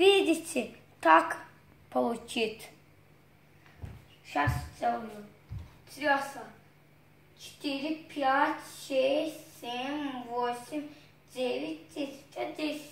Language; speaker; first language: Russian; non-native, learner; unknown